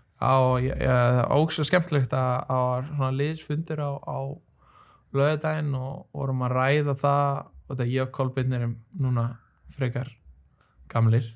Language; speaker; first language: Icelandic; early bilingual, other home language; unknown